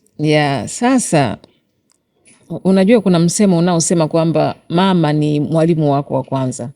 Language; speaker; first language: Swahili; native; Swahili